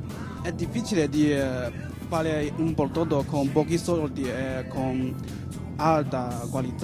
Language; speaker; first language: Italian; non-native, learner; Chinese